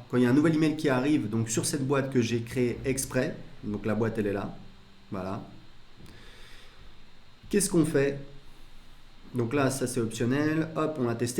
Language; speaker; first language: French; native; French